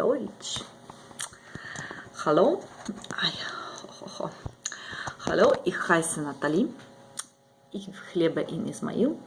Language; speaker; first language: German; non-native, learner; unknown